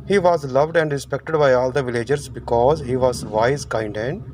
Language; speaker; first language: English; non-native, local second language; Punjabi